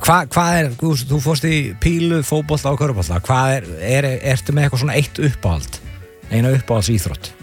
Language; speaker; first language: Icelandic; native; Icelandic